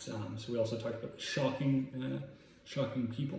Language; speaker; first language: English; native; English